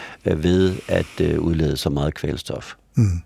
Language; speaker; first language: Danish; native; Danish